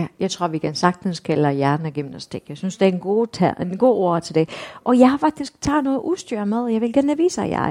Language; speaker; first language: Danish; non-native, fluent; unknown